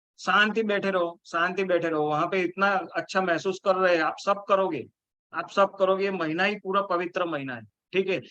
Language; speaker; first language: Hindi; native; Hindi